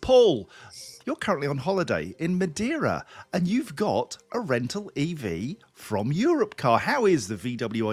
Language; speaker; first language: English; native; English